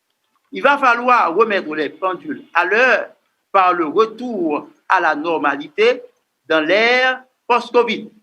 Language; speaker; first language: French; non-native, local second language; Haitian Creole